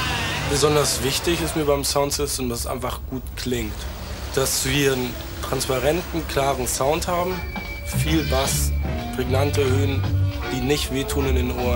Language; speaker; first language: German; native; German